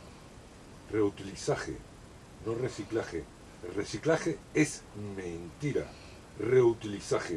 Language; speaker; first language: Spanish; native; Spanish